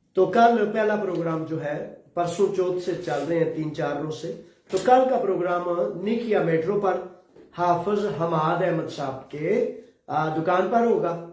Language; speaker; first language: Urdu; non-native, local second language; Punjabi